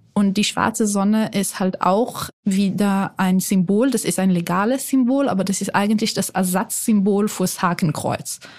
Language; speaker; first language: German; non-native, fluent; Hebrew